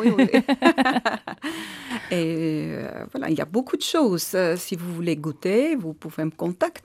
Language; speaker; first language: French; non-native, fluent; Armenian